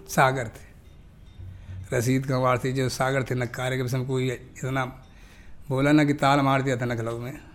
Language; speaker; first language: Hindi; native; Hindi